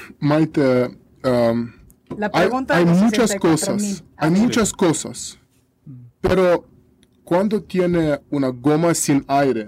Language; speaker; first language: Spanish; non-native, learner; Russian